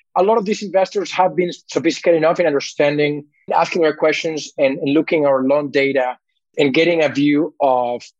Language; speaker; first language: English; early bilingual, other home language; Spanish